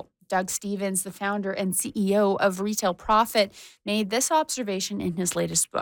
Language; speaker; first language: English; native; English